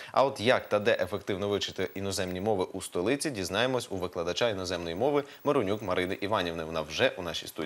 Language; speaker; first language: Ukrainian; native; Ukrainian